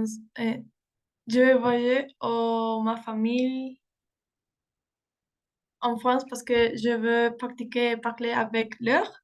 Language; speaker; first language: French; non-native, learner; Spanish